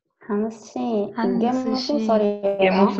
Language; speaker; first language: Korean; non-native, learner; Spanish